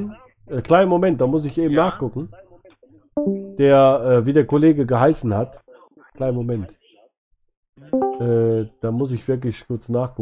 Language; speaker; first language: German; native; German